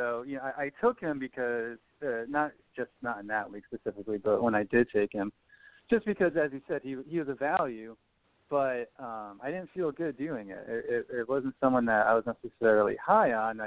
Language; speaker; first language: English; native; English